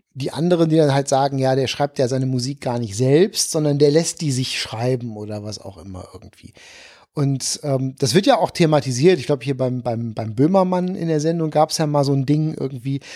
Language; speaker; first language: German; native; German